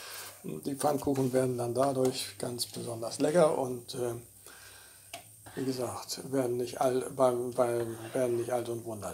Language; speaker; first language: German; native; German